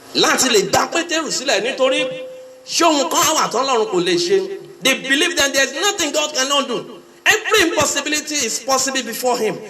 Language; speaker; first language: English; non-native, local second language; Yoruba